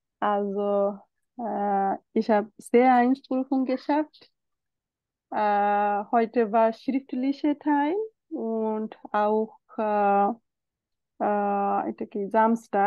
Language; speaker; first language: German; non-native, learner; Bangla